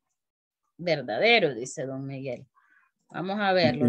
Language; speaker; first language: Spanish; native; Spanish